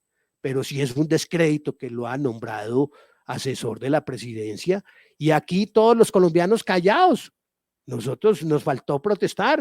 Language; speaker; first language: Spanish; native; Spanish